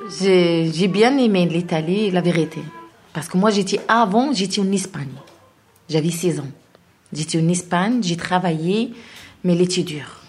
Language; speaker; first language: French; non-native, learner; Arabic